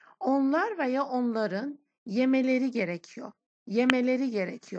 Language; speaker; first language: Turkish; non-native, fluent; Persian